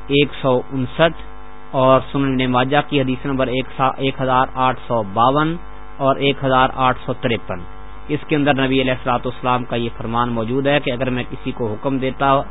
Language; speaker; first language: Urdu; non-native, local second language; Punjabi